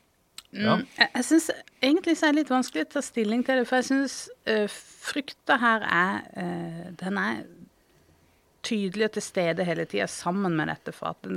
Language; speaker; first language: Norwegian; native; Norwegian